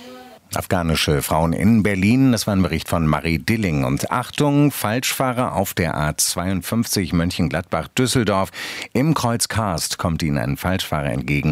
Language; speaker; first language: German; native; German